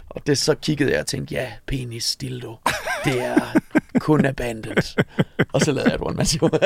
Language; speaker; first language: Danish; native; Danish